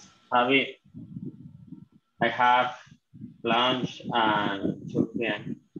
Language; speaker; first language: English; non-native, learner; Spanish